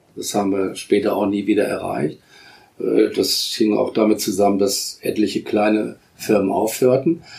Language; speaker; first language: German; native; German